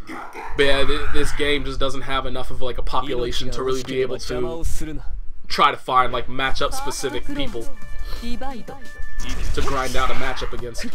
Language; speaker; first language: English; native; English